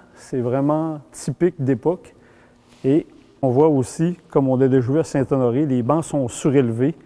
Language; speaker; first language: French; native; French